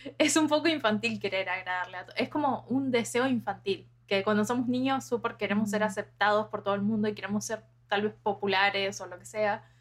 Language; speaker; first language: Spanish; native; Spanish